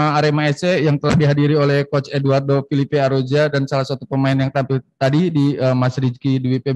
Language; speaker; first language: Indonesian; native; Indonesian